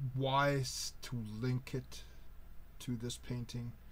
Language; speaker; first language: English; native; English